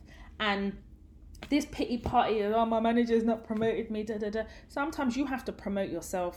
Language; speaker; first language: English; native; English